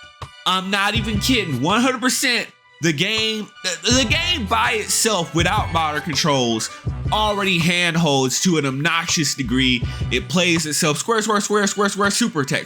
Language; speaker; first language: English; native; English